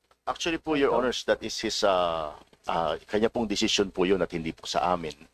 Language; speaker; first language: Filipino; native; Filipino